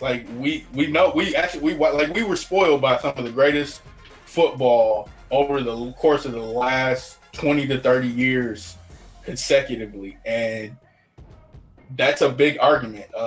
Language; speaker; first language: English; native; English